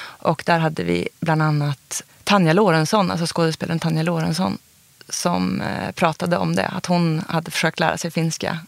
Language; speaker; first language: Swedish; native; Swedish